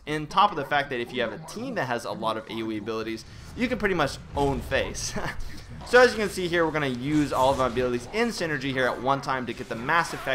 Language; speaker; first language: English; native; English